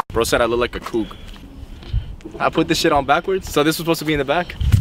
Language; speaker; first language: English; native; English